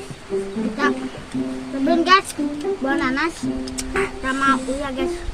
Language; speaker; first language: Indonesian; non-native, local second language; Sundanese